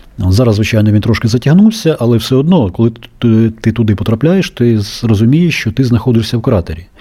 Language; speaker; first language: Ukrainian; native; Ukrainian